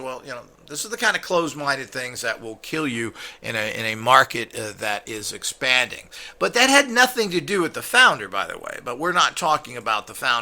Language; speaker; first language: English; native; English